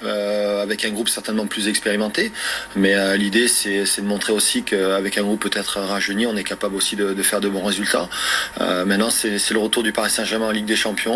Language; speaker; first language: French; native; French